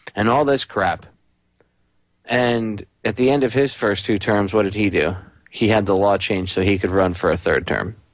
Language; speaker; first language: English; native; English